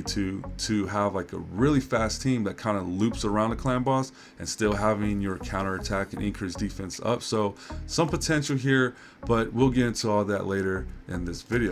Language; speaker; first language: English; native; English